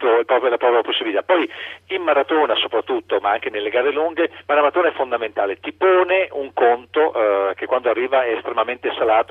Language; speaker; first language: Italian; native; Italian